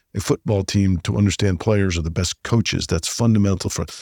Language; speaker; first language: English; native; English